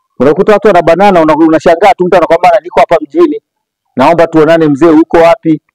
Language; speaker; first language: Swahili; native; Swahili